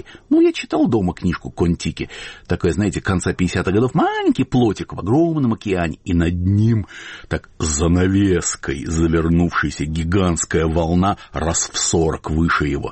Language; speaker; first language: Russian; native; Russian